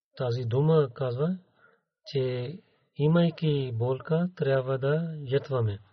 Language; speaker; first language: Bulgarian; non-native, learner; Urdu